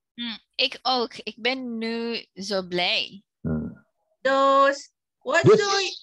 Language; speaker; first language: Dutch; non-native, learner; Indonesian